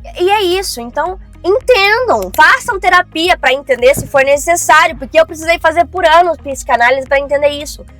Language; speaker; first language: Portuguese; native; Portuguese